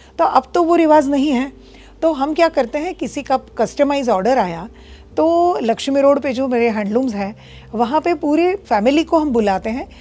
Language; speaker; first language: Hindi; non-native, local second language; Marathi